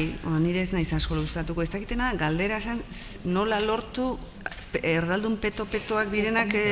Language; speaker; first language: Basque; native; Basque